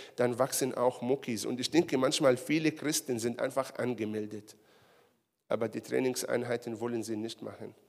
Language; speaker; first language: German; non-native, fluent; Hebrew